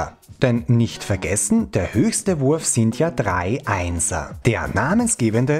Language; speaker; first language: German; native; German